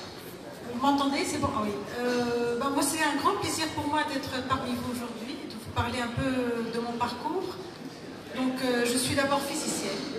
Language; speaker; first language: French; non-native, local second language; Arabic